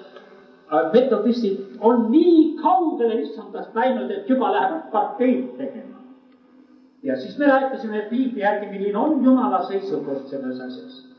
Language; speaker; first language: Finnish; non-native, learner; Estonian